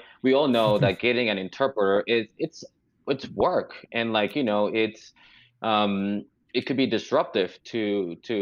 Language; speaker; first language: English; non-native, fluent; Spanish